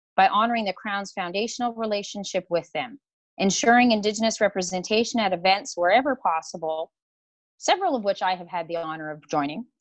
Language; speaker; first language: English; native; English